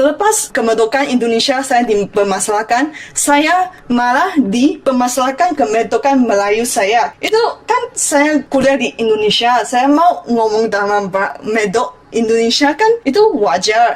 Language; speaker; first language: Indonesian; non-native, fluent; Malay